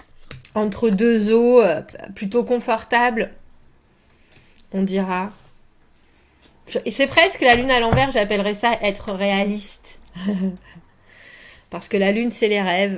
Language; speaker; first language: French; native; French